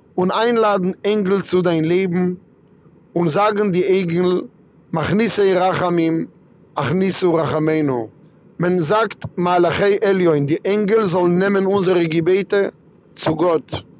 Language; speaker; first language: German; non-native, fluent; Hebrew